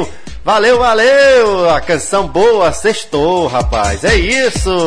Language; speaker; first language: Portuguese; native; Portuguese